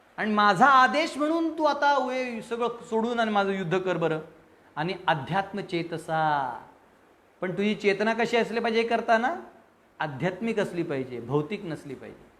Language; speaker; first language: Marathi; native; Marathi